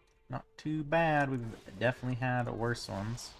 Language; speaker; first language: English; native; English